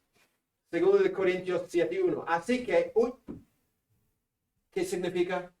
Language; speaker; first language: Spanish; non-native, fluent; English